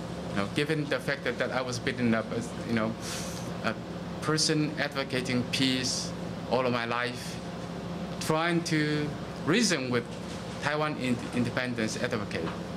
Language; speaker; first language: English; non-native, fluent; Chinese